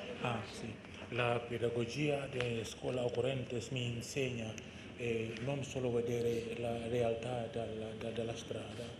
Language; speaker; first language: Italian; non-native, learner; Indonesian